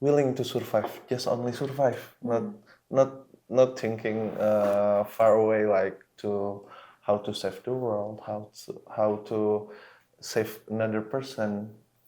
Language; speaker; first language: English; non-native, local second language; Indonesian